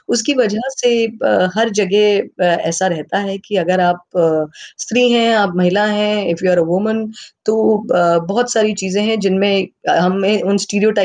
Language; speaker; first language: Hindi; native; Hindi